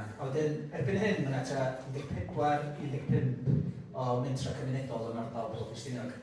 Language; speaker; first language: Welsh; native; Welsh